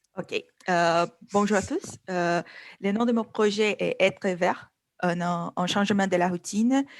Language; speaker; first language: French; non-native, learner; Portuguese